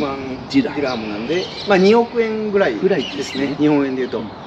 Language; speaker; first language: Japanese; native; Japanese